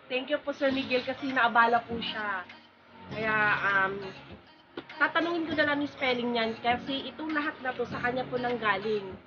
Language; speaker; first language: Filipino; non-native, local second language; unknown